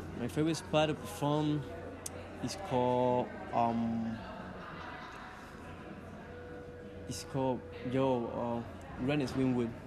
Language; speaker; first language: English; non-native, learner; Spanish